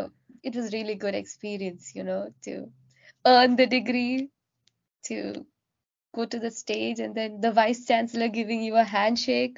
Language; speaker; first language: English; non-native, local second language; Malayalam